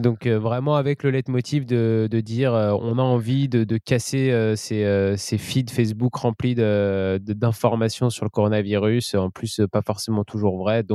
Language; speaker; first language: French; native; French